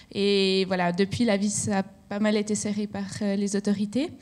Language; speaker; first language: French; native; French